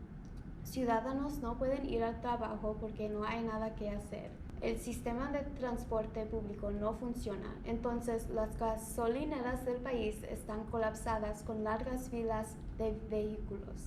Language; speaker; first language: Spanish; non-native, learner; English